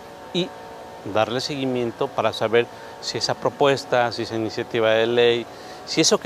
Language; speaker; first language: Spanish; native; Spanish